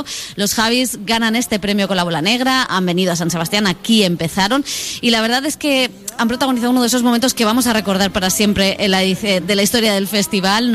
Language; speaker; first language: Spanish; native; Spanish